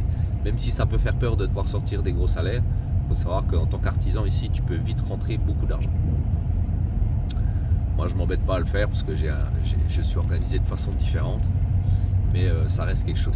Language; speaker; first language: French; native; French